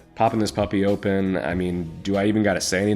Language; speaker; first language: English; native; English